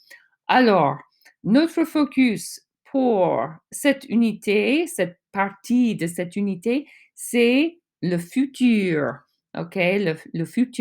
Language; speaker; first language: French; non-native, fluent; English